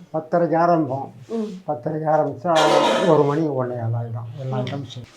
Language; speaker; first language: Tamil; native; Tamil